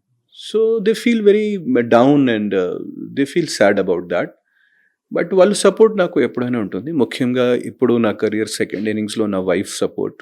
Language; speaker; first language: Telugu; non-native, fluent; Hindi